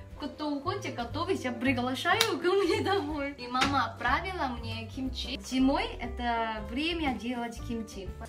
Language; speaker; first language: Russian; non-native, learner; Korean